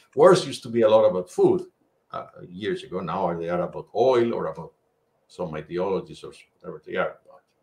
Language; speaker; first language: English; non-native, fluent; Spanish